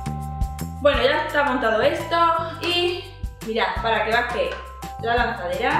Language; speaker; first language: Spanish; native; Spanish